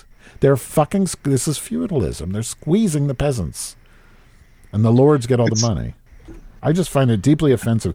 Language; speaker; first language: English; native; English